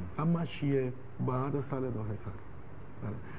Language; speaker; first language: Persian; non-native, learner; Spanish